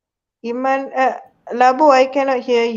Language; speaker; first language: English; non-native, fluent; Malay